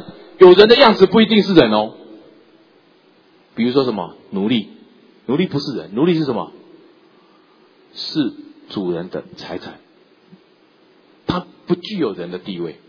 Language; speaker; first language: Chinese; native; Chinese